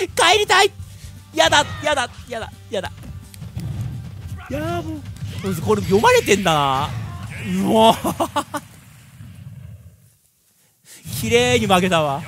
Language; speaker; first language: Japanese; native; Japanese